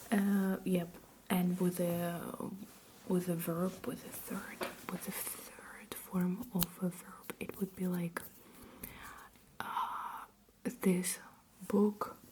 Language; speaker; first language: English; non-native, fluent; Russian